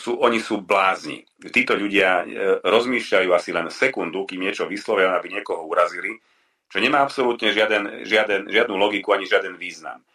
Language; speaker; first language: Slovak; non-native, local second language; Hungarian